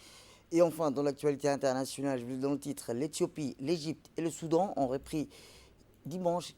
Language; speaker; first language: French; native; French